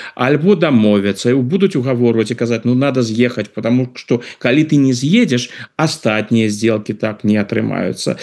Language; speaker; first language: Belarusian; non-native, local second language; Russian